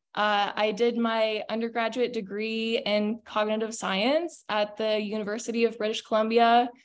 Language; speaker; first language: English; native; English